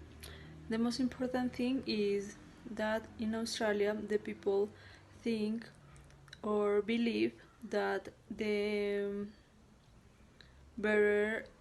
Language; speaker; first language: English; non-native, learner; Spanish